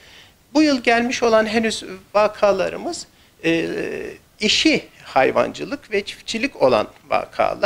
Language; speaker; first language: Turkish; native; Turkish